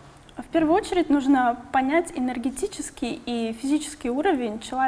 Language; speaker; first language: Russian; native; Russian